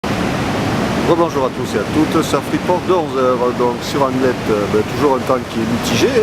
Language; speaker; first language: French; native; French